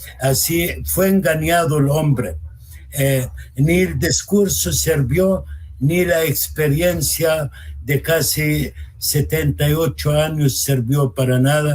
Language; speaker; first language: Spanish; non-native, fluent; Arabic